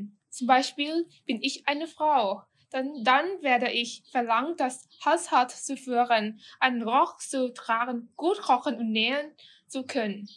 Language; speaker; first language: German; non-native, fluent; Thai